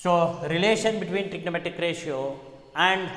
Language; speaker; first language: English; non-native, local second language; Kannada